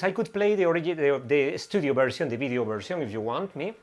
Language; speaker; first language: English; non-native, fluent; Spanish